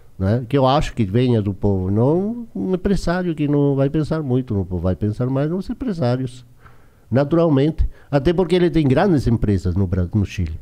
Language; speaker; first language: Portuguese; non-native, fluent; Spanish